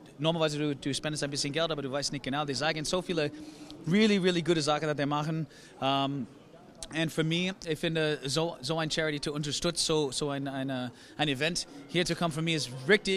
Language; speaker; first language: German; non-native, learner; English